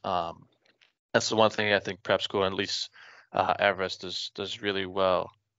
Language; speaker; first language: English; non-native, fluent; French